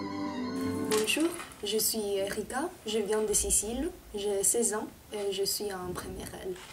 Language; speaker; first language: French; non-native, fluent; Italian